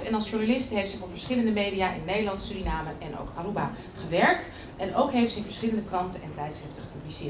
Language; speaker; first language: Dutch; native; Dutch